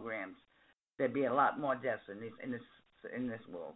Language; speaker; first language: English; native; English